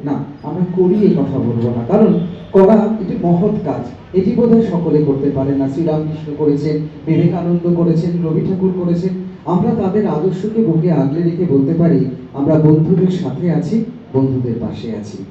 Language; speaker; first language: Bangla; native; Bangla